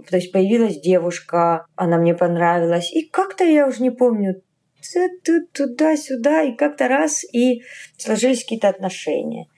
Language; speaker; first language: Russian; native; Russian